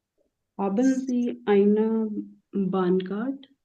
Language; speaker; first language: German; non-native, learner; Hindi